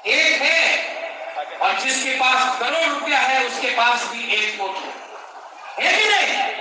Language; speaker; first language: Hindi; non-native, local second language; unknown